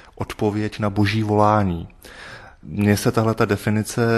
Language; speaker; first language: Czech; native; Czech